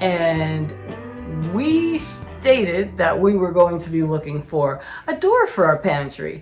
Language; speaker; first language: English; native; English